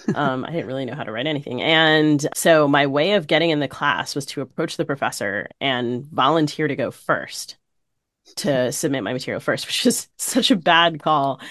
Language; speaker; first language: English; native; English